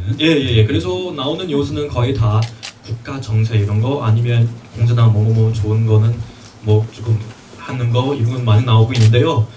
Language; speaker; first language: Korean; non-native, fluent; Chinese